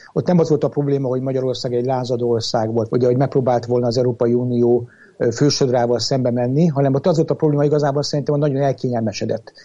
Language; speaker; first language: Hungarian; native; Hungarian